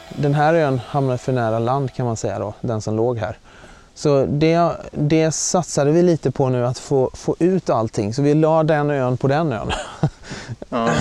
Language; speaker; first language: Swedish; native; Swedish